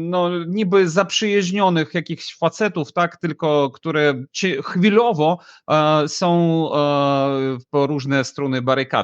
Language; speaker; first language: Polish; non-native, fluent; Ukrainian